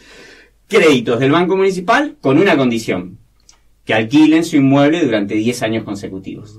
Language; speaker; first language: Spanish; native; Spanish